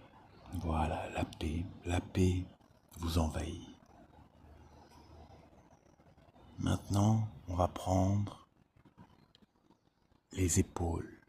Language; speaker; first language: French; native; French